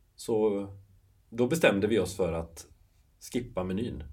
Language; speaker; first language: Swedish; native; Swedish